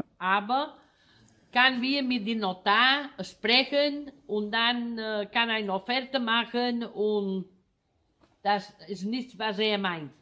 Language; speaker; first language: German; non-native, learner; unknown